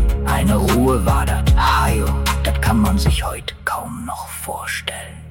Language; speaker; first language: German; native; German